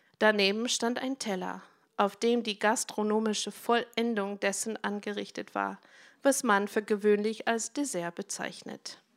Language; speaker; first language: German; non-native, fluent; English